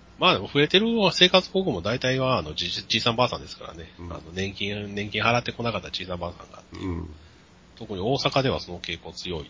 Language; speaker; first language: Japanese; native; Japanese